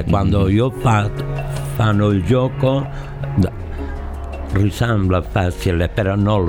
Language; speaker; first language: Italian; non-native, learner; Catalan